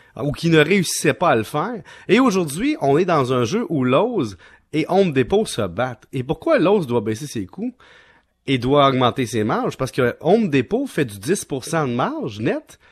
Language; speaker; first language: French; native; French